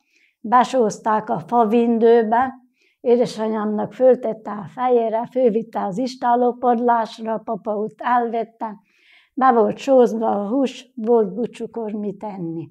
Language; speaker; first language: Hungarian; native; Hungarian